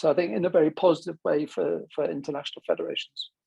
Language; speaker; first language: English; native; English